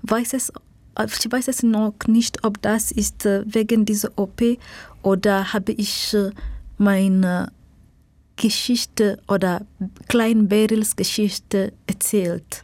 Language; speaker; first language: German; non-native, learner; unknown